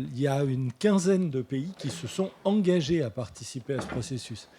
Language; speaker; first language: French; native; French